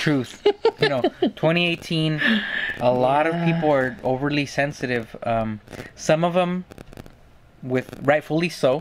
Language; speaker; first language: English; native; English